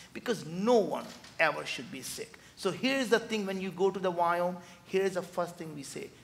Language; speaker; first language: English; non-native, local second language; Hindi